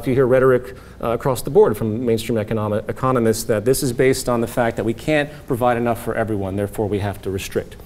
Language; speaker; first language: English; native; English